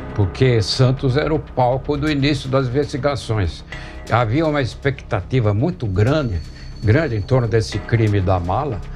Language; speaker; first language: Portuguese; native; Portuguese